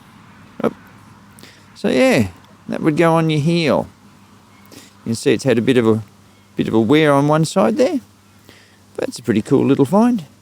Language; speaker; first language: English; native; English